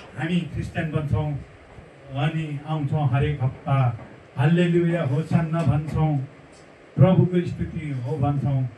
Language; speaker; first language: Nepali; non-native, local second language; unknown